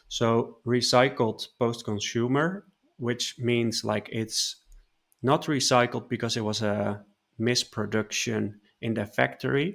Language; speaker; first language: English; non-native, fluent; Dutch